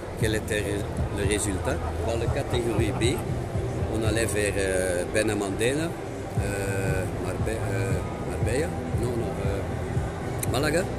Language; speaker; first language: French; non-native, local second language; Dutch